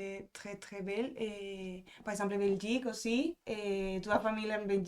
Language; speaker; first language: French; non-native, fluent; Spanish